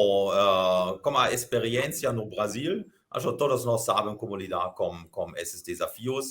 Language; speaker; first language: Portuguese; non-native, fluent; German